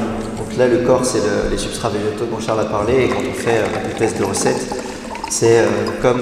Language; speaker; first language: French; native; French